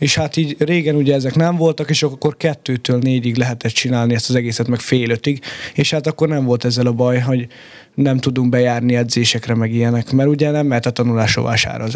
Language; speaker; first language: Hungarian; native; Hungarian